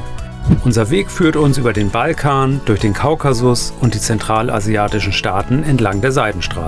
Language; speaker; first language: German; native; German